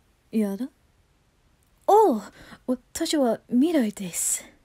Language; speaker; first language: Japanese; non-native, learner; English